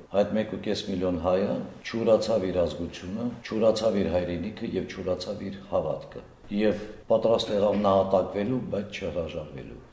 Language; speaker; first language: Armenian; early bilingual, heritage; Armenian